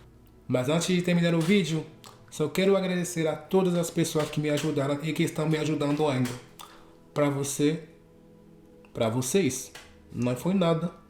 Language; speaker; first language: Portuguese; non-native, fluent; French